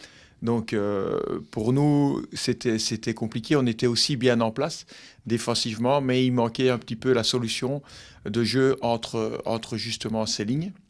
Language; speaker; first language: French; native; French